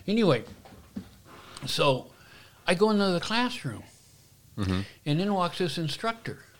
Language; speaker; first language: English; native; English